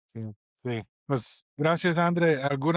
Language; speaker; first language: Spanish; non-native, fluent; English